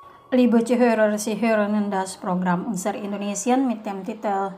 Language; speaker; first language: German; non-native, fluent; Indonesian